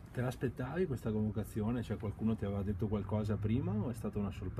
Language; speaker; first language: Italian; native; Italian